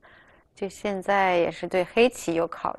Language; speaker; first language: Chinese; native; Chinese